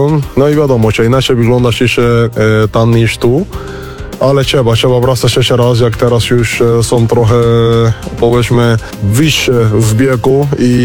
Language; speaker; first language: Polish; non-native, learner; Spanish